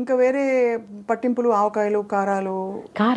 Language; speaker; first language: Telugu; native; Telugu